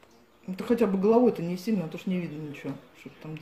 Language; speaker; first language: Russian; native; Russian